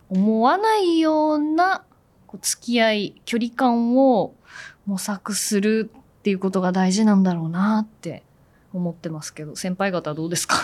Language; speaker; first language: Japanese; native; Japanese